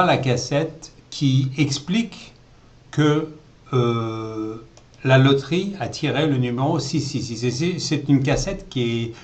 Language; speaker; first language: French; native; French